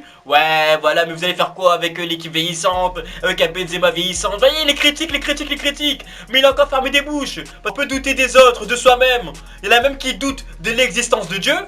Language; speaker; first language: French; native; French